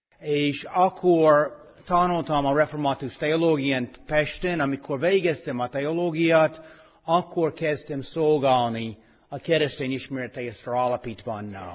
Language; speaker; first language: Hungarian; non-native, fluent; English